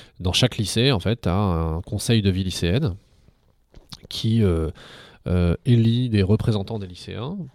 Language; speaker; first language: French; early bilingual, other home language; Arabic